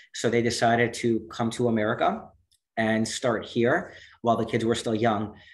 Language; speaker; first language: English; native; English